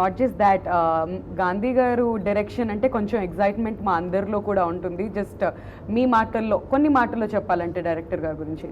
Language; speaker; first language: Telugu; native; Telugu